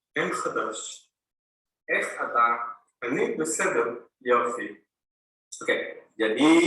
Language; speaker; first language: Hebrew; non-native, learner; Indonesian